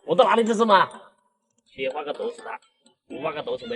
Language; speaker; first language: Chinese; native; Chinese